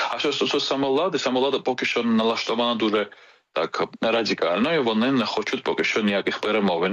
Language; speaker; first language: Ukrainian; non-native, fluent; Georgian